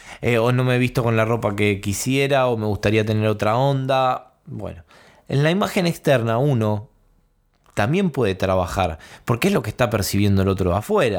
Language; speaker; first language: Spanish; native; Spanish